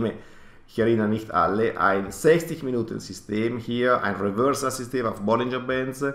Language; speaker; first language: German; non-native, fluent; Italian